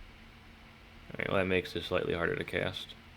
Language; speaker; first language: English; native; English